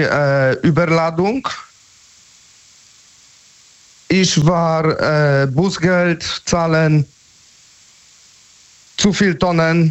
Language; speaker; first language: German; non-native, learner; Polish